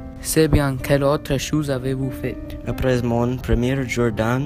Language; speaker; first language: French; non-native, learner; English